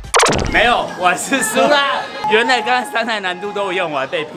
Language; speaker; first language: Chinese; native; Chinese